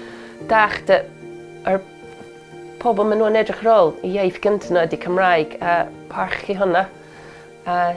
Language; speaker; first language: Welsh; non-native, learner; English